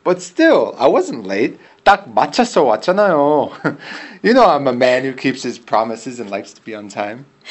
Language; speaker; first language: English; native; English